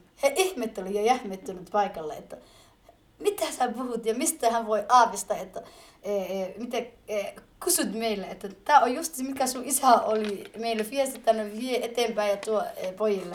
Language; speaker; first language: Finnish; early bilingual, other home language; Somali